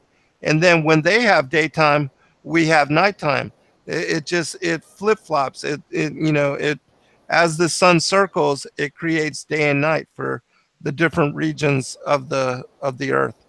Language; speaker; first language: English; native; English